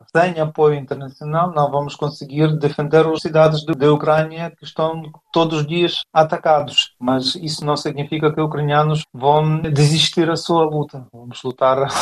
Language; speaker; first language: Portuguese; non-native, fluent; Ukrainian